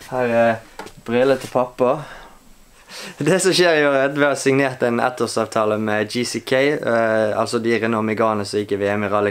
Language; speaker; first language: Norwegian; native; Norwegian